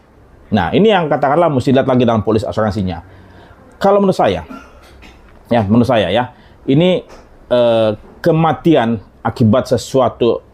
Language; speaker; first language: Indonesian; native; Indonesian